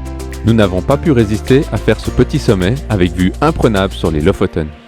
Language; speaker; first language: French; native; French